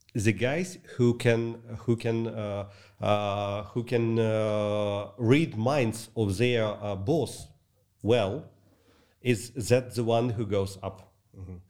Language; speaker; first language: English; non-native, learner; Ukrainian